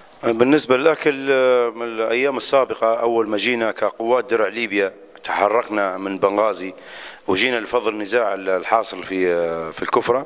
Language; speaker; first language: Arabic; native; Arabic